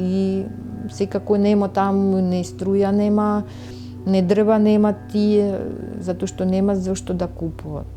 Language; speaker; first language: Macedonian; non-native, learner; Russian